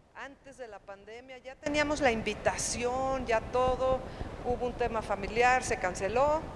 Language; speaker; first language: Spanish; native; Spanish